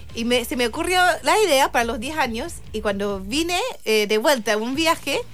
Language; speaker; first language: Spanish; non-native, fluent; English